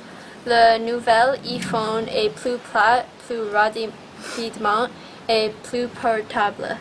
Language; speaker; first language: French; non-native, learner; English